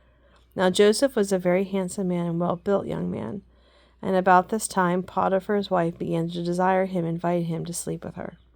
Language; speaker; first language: English; native; English